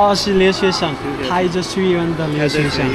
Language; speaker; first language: Chinese; non-native, learner; Bangla